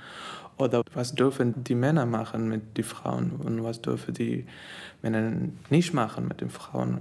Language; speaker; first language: German; non-native, fluent; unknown